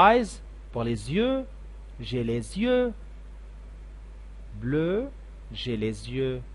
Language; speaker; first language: French; non-native, fluent; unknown